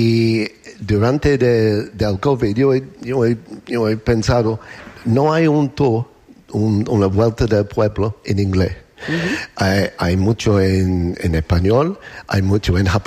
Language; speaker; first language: Spanish; non-native, learner; English